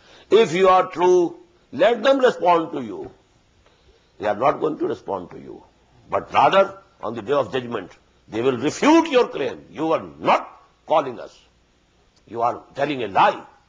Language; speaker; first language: English; non-native, local second language; Punjabi